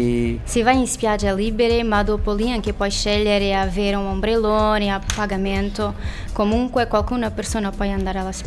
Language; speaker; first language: Italian; non-native, learner; Portuguese